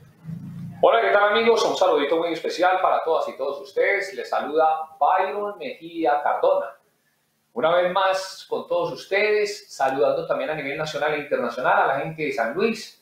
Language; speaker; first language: Spanish; native; Spanish